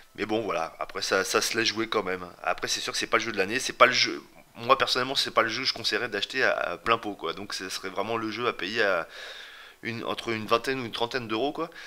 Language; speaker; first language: French; native; French